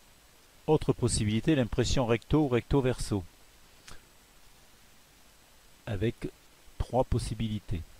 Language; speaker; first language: French; native; French